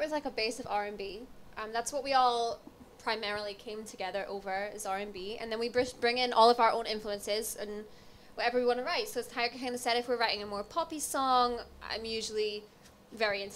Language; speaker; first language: English; native; English